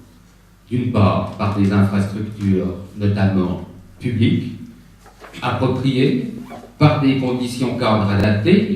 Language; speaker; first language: French; native; French